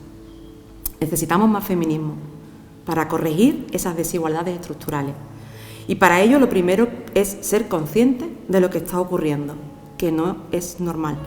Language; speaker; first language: Spanish; native; Spanish